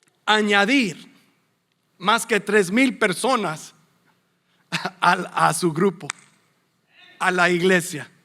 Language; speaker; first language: Spanish; non-native, fluent; English